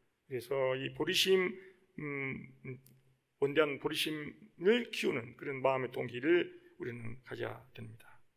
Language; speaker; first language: Korean; native; Korean